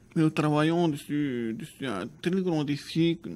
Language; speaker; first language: French; native; French